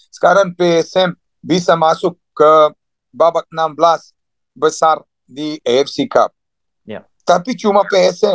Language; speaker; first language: Indonesian; non-native, fluent; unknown